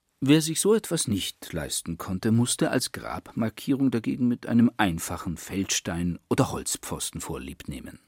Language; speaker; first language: German; native; German